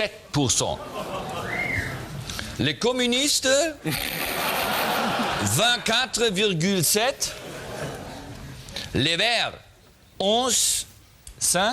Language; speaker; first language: French; non-native, learner; German